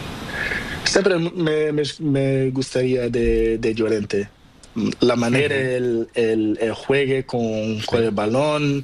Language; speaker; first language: Spanish; non-native, learner; Portuguese